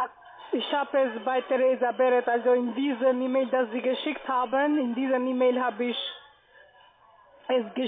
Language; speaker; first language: German; non-native, learner; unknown